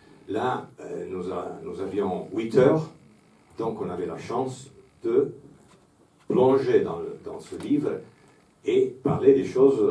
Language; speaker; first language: French; non-native, fluent; Italian